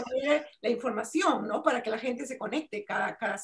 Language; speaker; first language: Spanish; native; Spanish